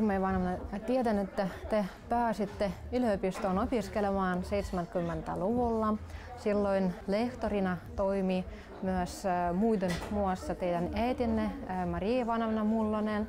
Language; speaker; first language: Finnish; non-native, local second language; Russian